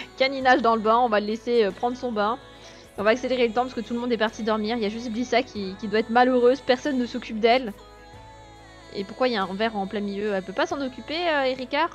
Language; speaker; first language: French; native; French